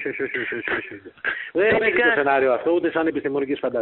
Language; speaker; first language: Greek; native; Greek